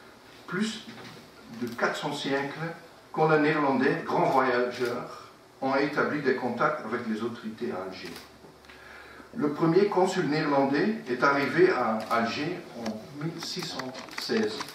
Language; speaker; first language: French; non-native, fluent; Dutch